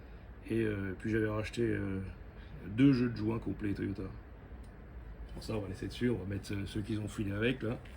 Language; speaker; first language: French; native; French